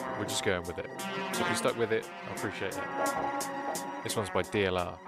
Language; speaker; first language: English; native; English